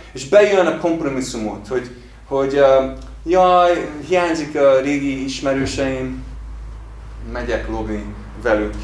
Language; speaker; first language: Hungarian; non-native, fluent; English